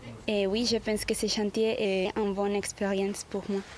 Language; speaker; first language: French; non-native, fluent; Spanish